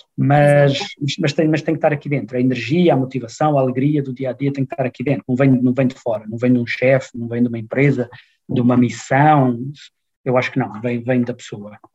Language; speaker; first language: Portuguese; native; Portuguese